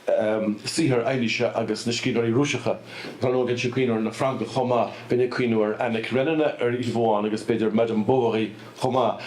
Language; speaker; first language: Irish; native; Irish